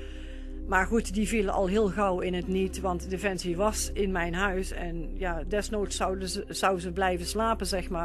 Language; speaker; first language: Dutch; native; Dutch